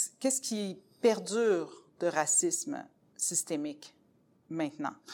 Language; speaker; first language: French; native; French